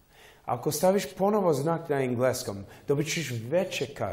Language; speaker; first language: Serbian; early bilingual, heritage; Serbian